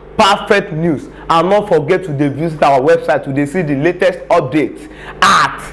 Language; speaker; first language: Nigerian Pidgin; non-native, local second language; Yoruba